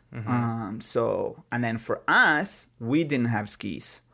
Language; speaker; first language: English; non-native, fluent; Portuguese